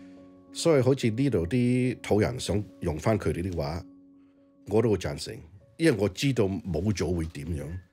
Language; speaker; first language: Cantonese; early bilingual, heritage; Cantonese